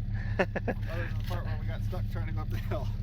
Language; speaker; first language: English; native; English